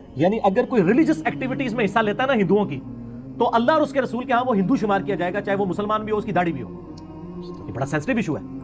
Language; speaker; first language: Urdu; non-native, local second language; Punjabi